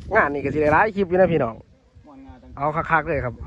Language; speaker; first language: Thai; non-native, local second language; Northeastern Thai